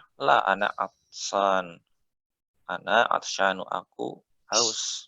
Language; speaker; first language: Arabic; non-native, fluent; Indonesian